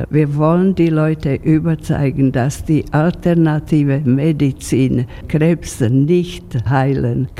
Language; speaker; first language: German; non-native, fluent; Slovak